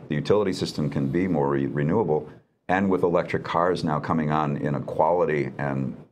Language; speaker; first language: English; native; English